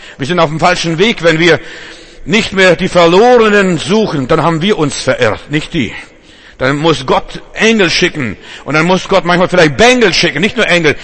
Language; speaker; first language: German; non-native, fluent; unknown